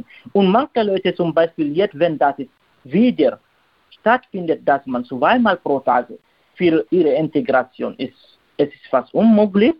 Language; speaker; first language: German; non-native, learner; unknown